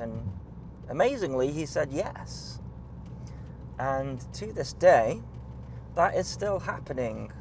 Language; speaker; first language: English; native; English